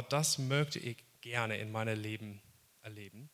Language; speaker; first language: German; non-native, fluent; English